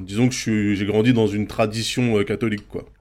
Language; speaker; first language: French; native; French